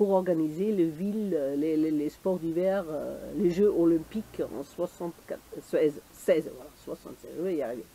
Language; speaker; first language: French; native; French